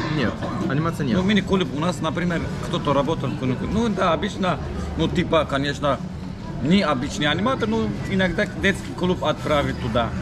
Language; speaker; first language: Russian; non-native, learner; Turkish